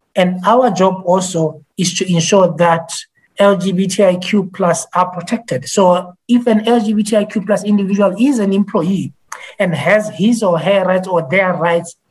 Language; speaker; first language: English; non-native, local second language; Tswana